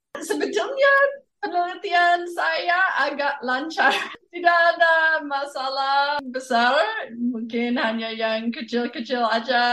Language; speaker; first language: Indonesian; non-native, fluent; English